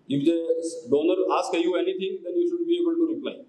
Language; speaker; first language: Hindi; non-native, local second language; Marathi